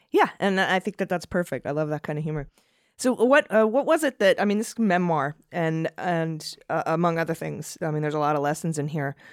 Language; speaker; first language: English; native; English